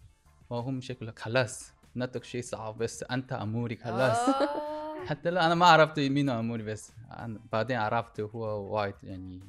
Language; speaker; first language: Arabic; non-native, learner; Korean